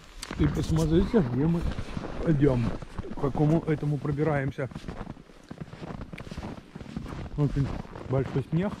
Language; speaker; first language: Russian; native; Russian